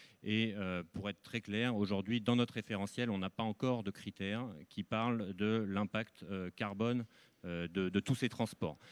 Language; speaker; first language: French; native; French